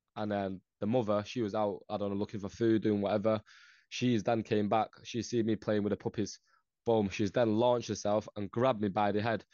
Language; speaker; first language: English; early bilingual, other home language; Northeastern Thai